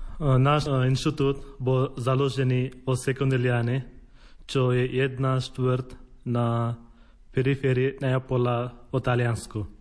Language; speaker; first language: Slovak; non-native, learner; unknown